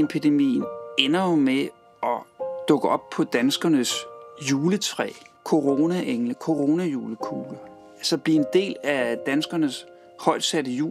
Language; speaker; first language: Danish; native; Danish